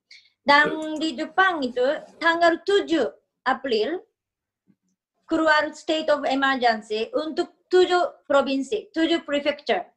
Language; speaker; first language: Indonesian; non-native, fluent; Japanese